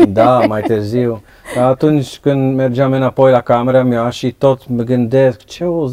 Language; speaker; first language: Romanian; non-native, learner; Dutch